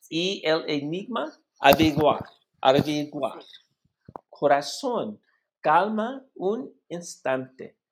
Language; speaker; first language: Spanish; non-native, learner; English